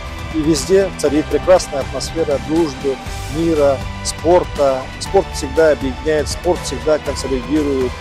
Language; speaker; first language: Russian; native; Russian